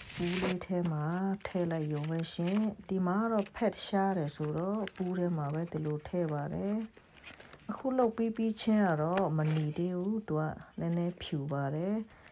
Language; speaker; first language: Burmese; non-native, local second language; Shan